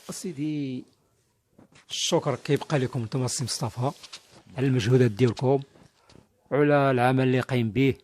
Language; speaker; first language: Arabic; native; Arabic